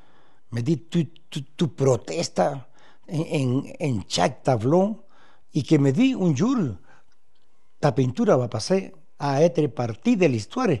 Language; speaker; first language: French; non-native, fluent; Spanish